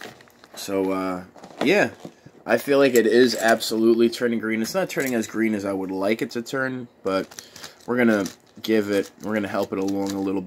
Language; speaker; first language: English; native; English